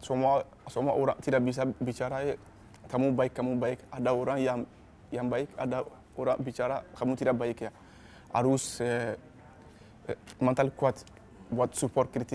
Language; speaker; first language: Indonesian; non-native, learner; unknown